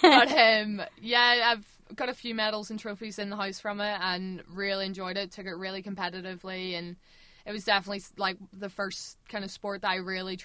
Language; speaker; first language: English; native; English